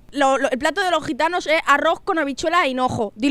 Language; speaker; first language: Spanish; native; Spanish